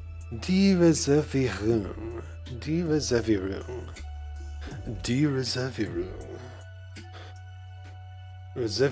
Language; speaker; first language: German; non-native, learner; English